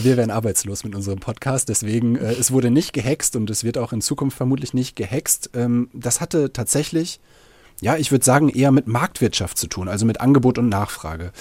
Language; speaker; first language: German; native; German